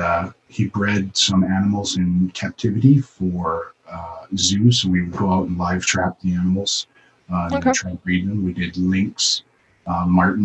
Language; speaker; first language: English; native; English